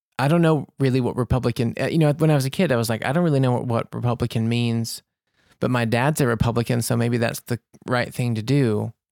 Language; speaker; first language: English; native; English